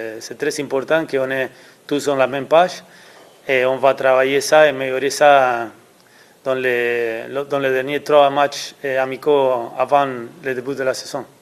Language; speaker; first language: French; non-native, learner; Spanish